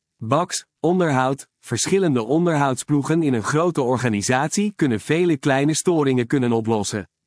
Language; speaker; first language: Dutch; native; Dutch